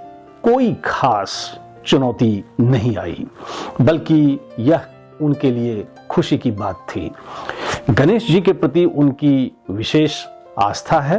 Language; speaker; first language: Hindi; native; Hindi